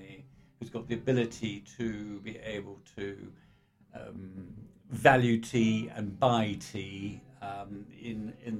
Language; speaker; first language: English; native; English